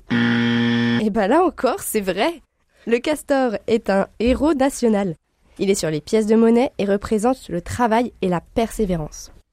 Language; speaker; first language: French; native; French